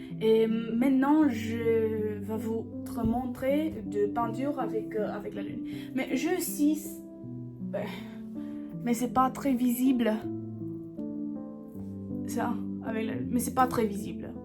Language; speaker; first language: French; non-native, learner; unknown